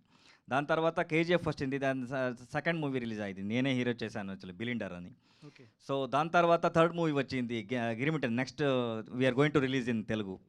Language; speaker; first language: Telugu; non-native, learner; Kannada